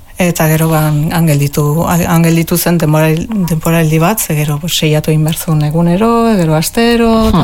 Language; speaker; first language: Basque; non-native, local second language; Spanish